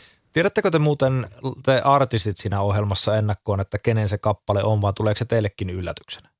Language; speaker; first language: Finnish; native; Finnish